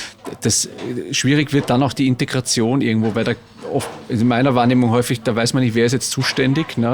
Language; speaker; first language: German; native; German